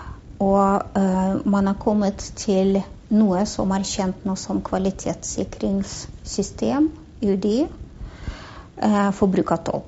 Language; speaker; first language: Norwegian; non-native, fluent; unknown